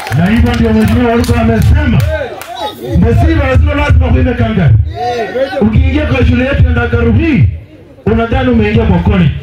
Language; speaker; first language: Swahili; non-native, local second language; Luyia